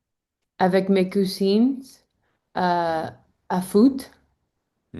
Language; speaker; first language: French; non-native, learner; English